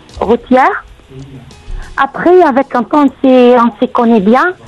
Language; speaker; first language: French; non-native, learner; Arabic